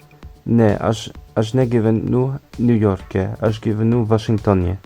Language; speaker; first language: Lithuanian; non-native, learner; Cantonese